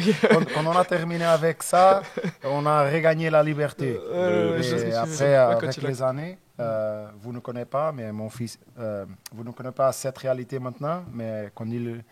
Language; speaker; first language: French; non-native, learner; Portuguese